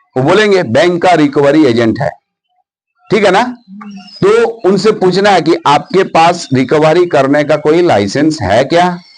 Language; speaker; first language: Hindi; non-native, local second language; Bangla